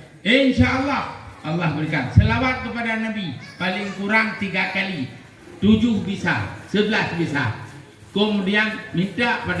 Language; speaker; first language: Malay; non-native, local second language; Achinese